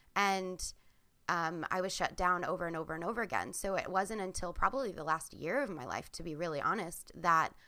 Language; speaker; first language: English; native; English